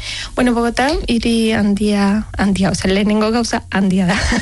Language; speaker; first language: Basque; non-native, learner; Spanish